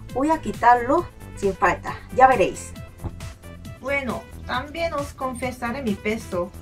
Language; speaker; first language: Spanish; non-native, fluent; Korean